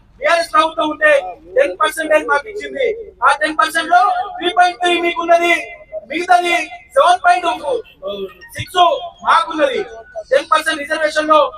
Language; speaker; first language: Telugu; non-native, local second language; Lambadi